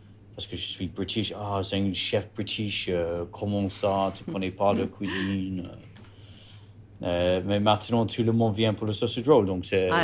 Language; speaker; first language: French; non-native, learner; English